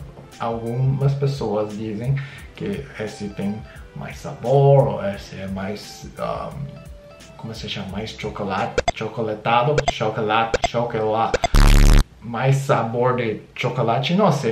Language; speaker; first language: Portuguese; non-native, learner; English